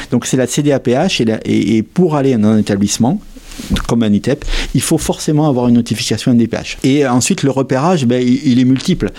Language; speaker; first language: French; native; French